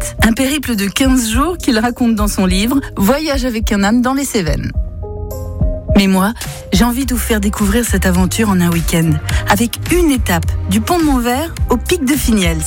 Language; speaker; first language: French; native; French